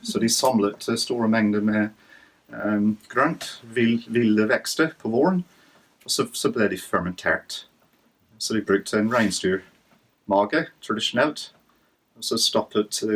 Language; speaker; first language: Norwegian; non-native, fluent; English